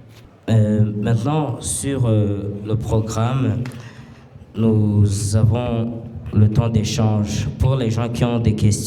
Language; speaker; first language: French; non-native, local second language; Kinyarwanda